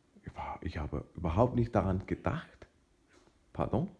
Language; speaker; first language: German; non-native, fluent; Danish